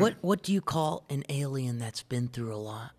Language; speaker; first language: English; native; English